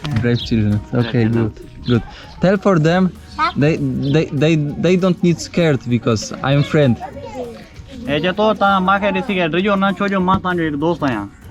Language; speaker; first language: English; non-native, learner; Polish